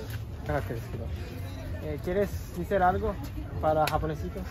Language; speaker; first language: Spanish; non-native, learner; Japanese